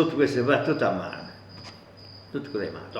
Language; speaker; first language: Italian; native; Italian